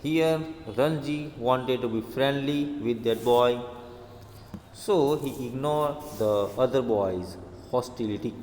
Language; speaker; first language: English; non-native, local second language; Hindi